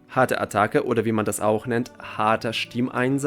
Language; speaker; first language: German; non-native, fluent; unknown